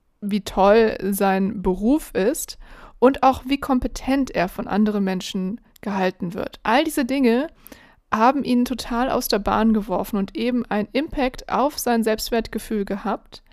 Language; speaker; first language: German; native; German